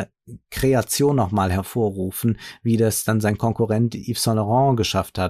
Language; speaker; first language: German; native; German